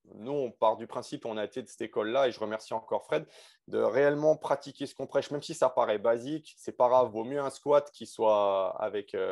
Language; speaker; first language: French; native; French